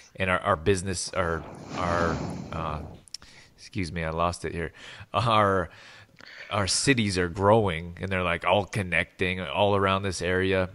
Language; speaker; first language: English; native; English